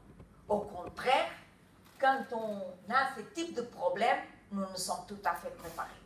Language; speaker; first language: French; non-native, fluent; Kabuverdianu